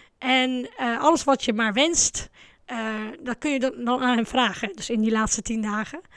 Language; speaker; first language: Dutch; early bilingual, other home language; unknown